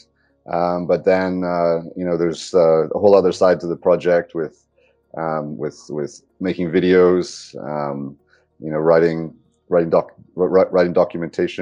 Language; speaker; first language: English; native; English